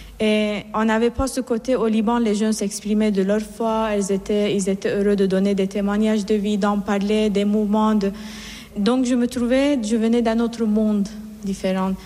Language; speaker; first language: French; non-native, fluent; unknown